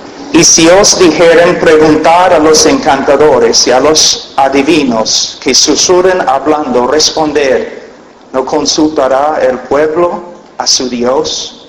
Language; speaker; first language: Spanish; non-native, fluent; English